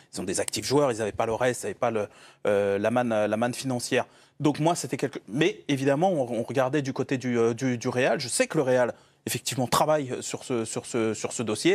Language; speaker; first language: French; native; French